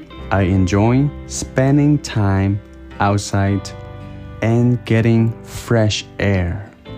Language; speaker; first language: English; non-native, fluent; Burmese